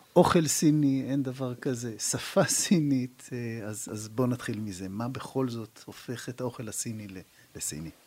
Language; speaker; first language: Hebrew; native; Hebrew